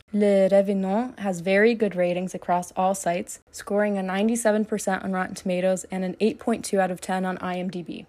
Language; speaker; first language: French; non-native, learner; English